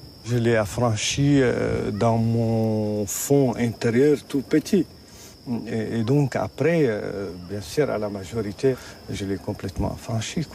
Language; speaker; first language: French; non-native, local second language; Arabic